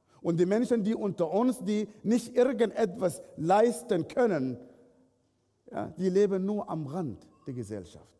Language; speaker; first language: German; non-native, fluent; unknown